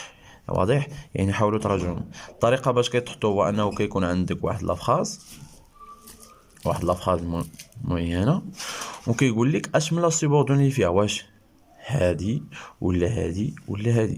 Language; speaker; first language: Arabic; native; Arabic